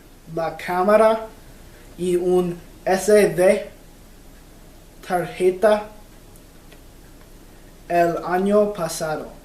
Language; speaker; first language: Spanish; non-native, learner; English